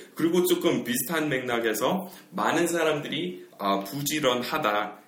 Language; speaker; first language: Korean; non-native, fluent; English